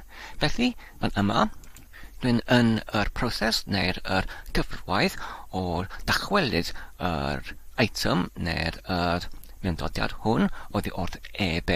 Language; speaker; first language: Welsh; non-native, learner; English